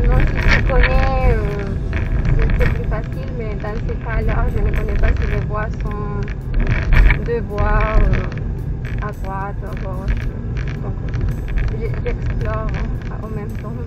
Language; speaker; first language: French; non-native, fluent; Spanish